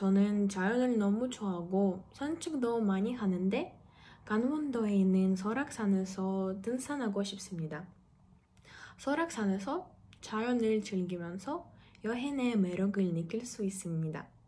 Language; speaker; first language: Korean; non-native, learner; Russian